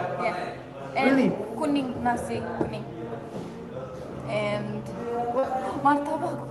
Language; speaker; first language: English; non-native, fluent; Turkish